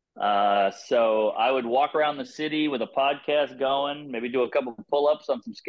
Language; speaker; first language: English; native; English